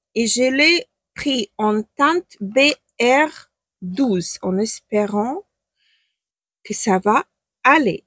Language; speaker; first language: French; non-native, fluent; Ukrainian